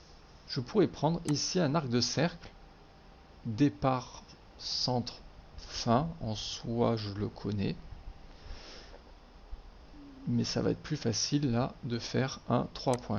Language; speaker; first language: French; native; French